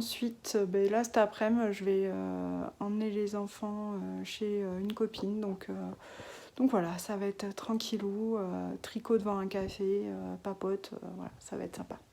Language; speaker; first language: French; native; French